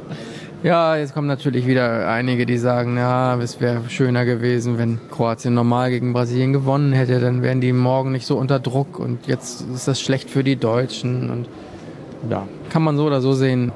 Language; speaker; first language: German; native; German